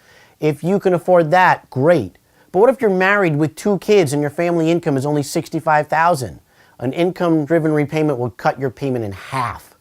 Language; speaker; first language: English; native; English